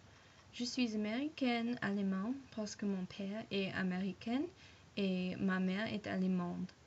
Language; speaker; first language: French; non-native, learner; English